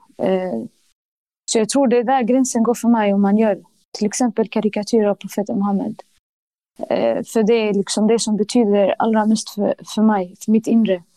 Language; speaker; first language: Swedish; early bilingual, other home language; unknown